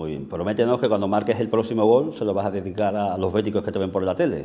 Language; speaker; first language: Spanish; native; Spanish